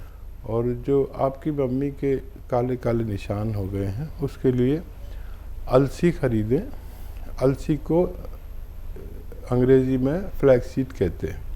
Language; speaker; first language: Hindi; native; Hindi